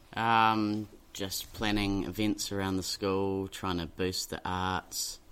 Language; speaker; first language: English; native; English